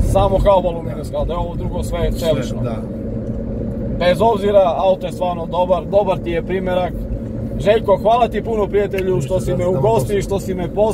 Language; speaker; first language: Serbian; native; Serbian